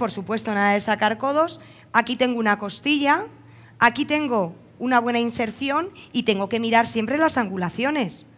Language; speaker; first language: Spanish; native; Spanish